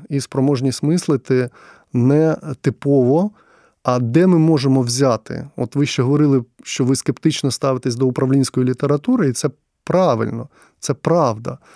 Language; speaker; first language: Ukrainian; non-native, local second language; Russian